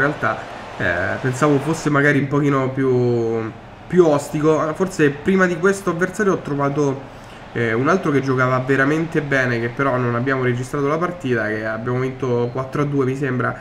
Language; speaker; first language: Italian; native; Italian